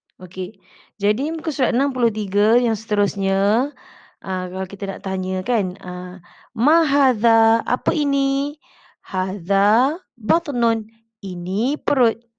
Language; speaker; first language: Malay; native; Malay